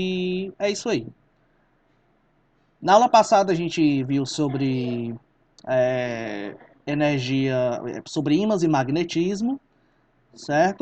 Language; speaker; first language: Portuguese; native; Portuguese